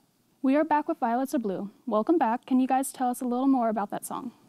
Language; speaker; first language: English; native; English